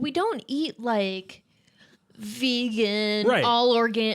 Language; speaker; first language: English; native; English